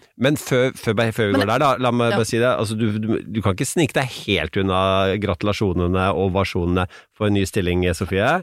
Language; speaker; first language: Norwegian; native; Norwegian